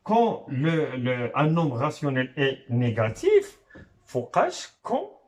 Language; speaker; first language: French; non-native, local second language; Arabic